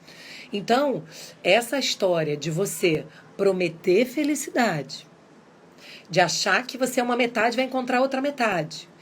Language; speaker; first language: Portuguese; native; Portuguese